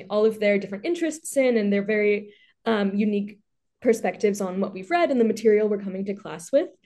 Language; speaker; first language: English; native; English